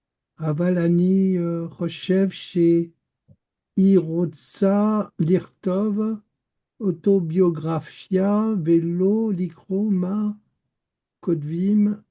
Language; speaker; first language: Hebrew; non-native, learner; French